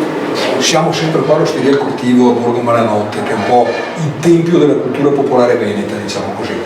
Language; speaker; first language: Italian; native; Italian